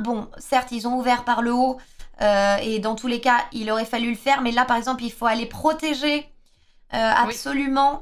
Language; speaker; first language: French; native; French